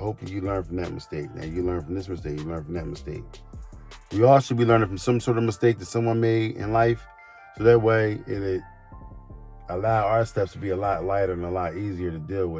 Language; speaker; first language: English; native; English